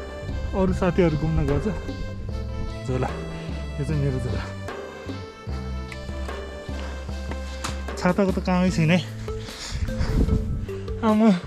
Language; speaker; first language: Nepali; non-native, local second language; Tibetan